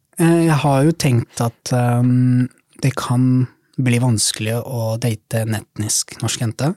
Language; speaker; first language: Norwegian; early bilingual, other home language; Somali